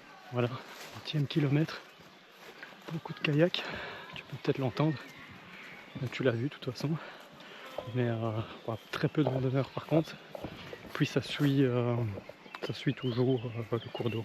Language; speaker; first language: French; native; French